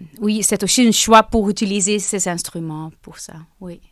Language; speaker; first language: French; non-native, local second language; Dutch